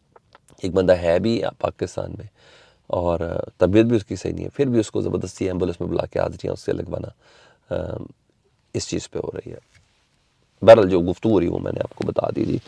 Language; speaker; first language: Urdu; native; Urdu